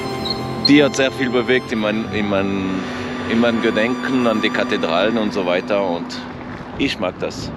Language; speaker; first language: German; non-native, fluent; French